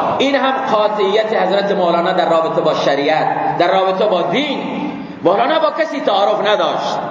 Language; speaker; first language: Persian; non-native, local second language; Baluchi